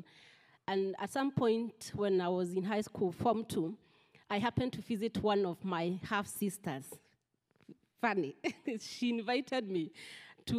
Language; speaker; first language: English; non-native, local second language; Kikuyu